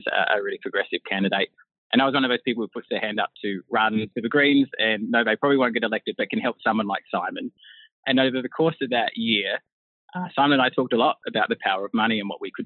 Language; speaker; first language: English; native; English